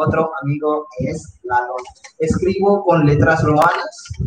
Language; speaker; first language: Spanish; non-native, fluent; Hindi